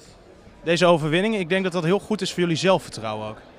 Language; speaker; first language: Dutch; native; Dutch